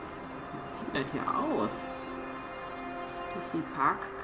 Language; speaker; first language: German; native; German